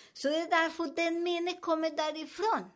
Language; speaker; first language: Swedish; non-native, fluent; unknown